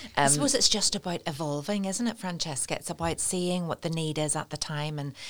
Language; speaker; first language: English; native; English